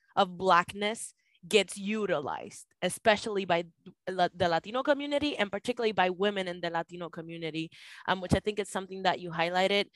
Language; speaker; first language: English; non-native, fluent; Spanish